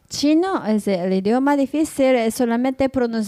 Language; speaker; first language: Spanish; non-native, learner; Japanese